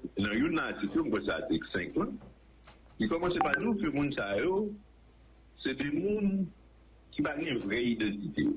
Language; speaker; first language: French; non-native, local second language; Haitian Creole